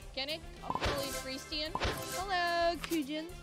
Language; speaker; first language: English; non-native, fluent; Latvian